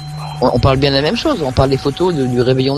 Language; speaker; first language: French; native; French